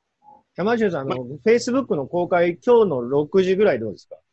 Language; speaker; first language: Japanese; native; Japanese